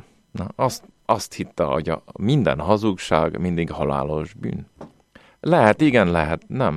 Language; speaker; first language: Hungarian; non-native, fluent; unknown